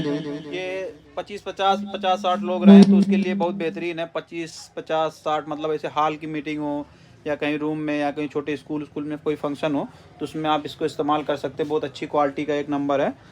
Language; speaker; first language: Hindi; native; Hindi